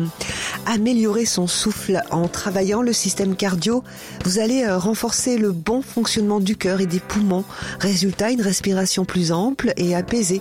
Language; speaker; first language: French; native; French